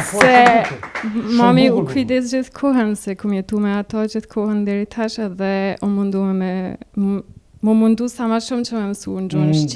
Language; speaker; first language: Albanian; early bilingual, heritage; Albanian